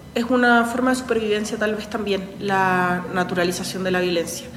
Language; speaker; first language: Spanish; native; Spanish